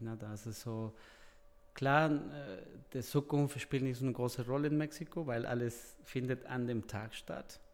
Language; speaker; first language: German; non-native, fluent; Spanish